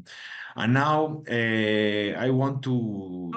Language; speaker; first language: English; non-native, learner; Spanish